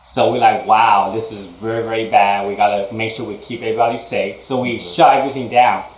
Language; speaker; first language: English; early bilingual, other home language; Chinese